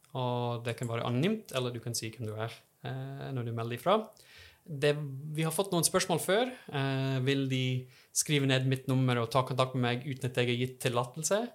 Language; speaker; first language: Norwegian; non-native, fluent; English